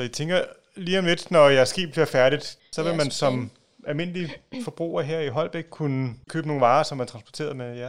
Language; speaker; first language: Danish; native; Danish